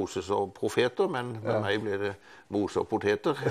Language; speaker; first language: Norwegian; native; Norwegian